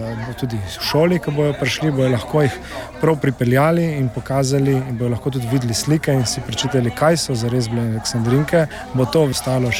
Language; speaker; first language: Slovenian; native; Slovenian